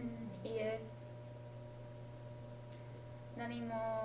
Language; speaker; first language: Japanese; non-native, learner; English